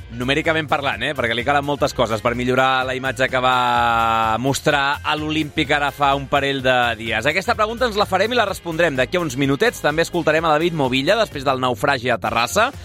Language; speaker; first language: Catalan; native; Catalan